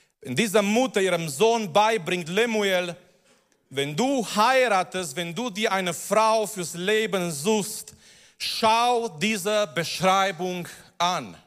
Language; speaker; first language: German; non-native, fluent; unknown